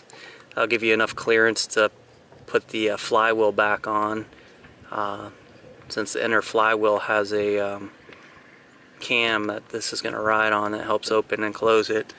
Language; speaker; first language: English; native; English